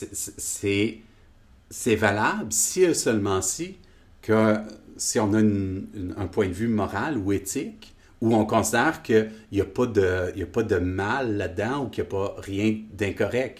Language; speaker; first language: French; native; French